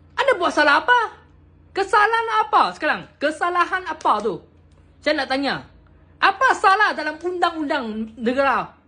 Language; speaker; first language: Malay; non-native, local second language; Chinese